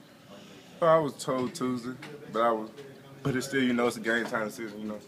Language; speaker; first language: English; native; English